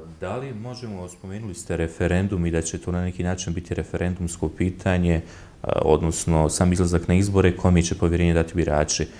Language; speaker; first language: Bosnian; native; Bosnian